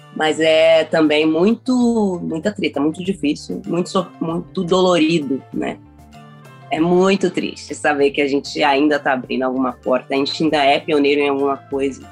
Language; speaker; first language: Portuguese; native; Portuguese